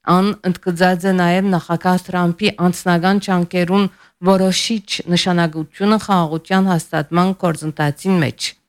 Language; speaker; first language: Armenian; early bilingual, heritage; Armenian